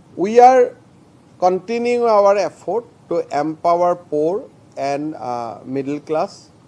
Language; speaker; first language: English; non-native, local second language; Assamese